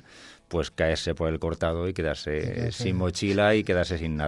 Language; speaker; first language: Spanish; native; Spanish